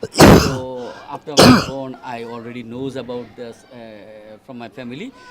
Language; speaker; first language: English; non-native, local second language; Bangla